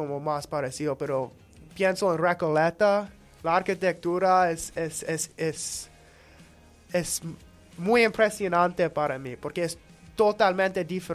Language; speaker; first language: Spanish; non-native, learner; English